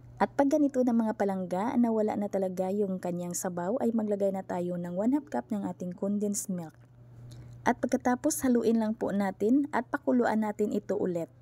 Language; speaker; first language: Filipino; non-native, local second language; Cebuano